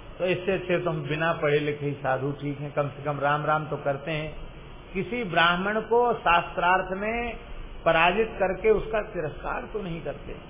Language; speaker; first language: Hindi; native; Hindi